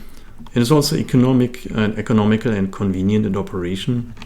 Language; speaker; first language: English; non-native, fluent; German